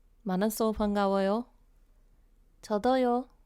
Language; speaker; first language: Korean; non-native, fluent; English